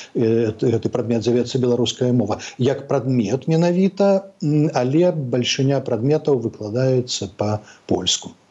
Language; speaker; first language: Belarusian; native; Belarusian